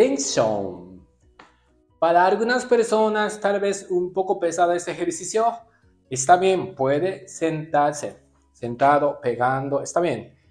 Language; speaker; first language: Spanish; non-native, learner; Japanese